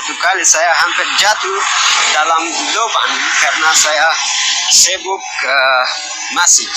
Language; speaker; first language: Indonesian; non-native, learner; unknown